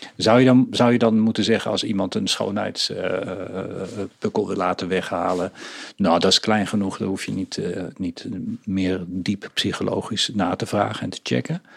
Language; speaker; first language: Dutch; native; Dutch